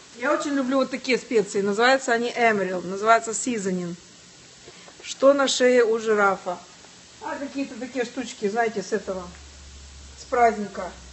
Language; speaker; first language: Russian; native; Russian